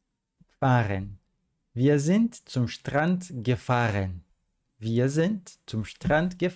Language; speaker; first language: German; non-native, fluent; Portuguese